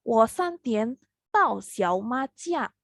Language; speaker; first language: Chinese; non-native, fluent; Indonesian